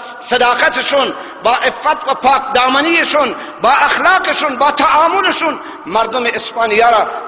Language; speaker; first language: Persian; non-native, local second language; Baluchi